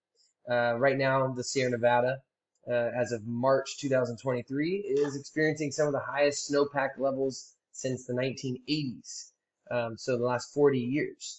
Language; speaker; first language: English; native; English